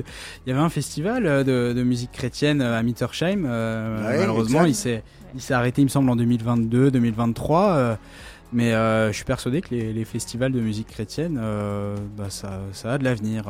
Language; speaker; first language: French; native; French